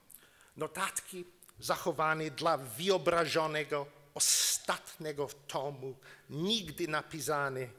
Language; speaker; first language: Polish; non-native, learner; English